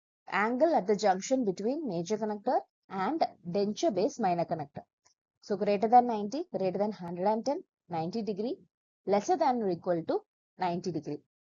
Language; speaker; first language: English; non-native, local second language; Malayalam